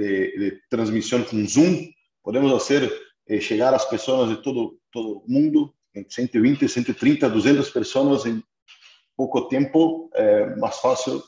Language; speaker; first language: Spanish; non-native, fluent; Portuguese